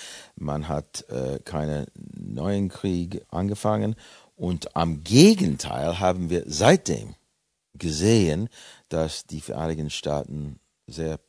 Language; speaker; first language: German; non-native, fluent; English